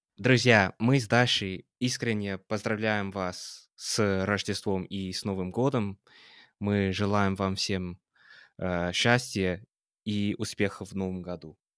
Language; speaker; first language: Russian; non-native, fluent; English